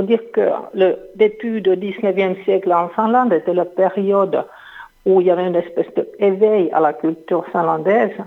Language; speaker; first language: French; non-native, fluent; Finnish